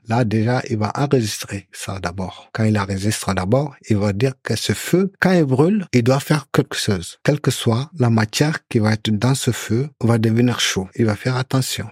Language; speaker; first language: French; non-native, local second language; Soninke